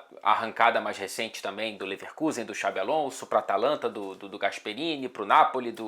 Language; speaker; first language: Portuguese; native; Portuguese